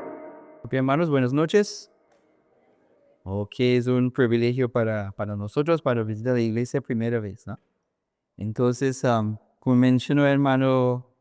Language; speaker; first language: Spanish; non-native, learner; English